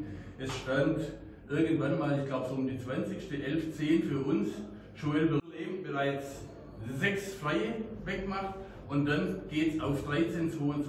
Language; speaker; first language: German; native; German